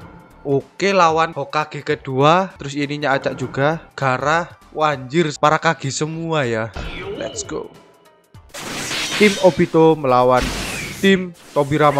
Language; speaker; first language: Indonesian; native; Indonesian